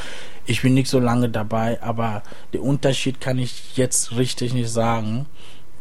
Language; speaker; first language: German; non-native, fluent; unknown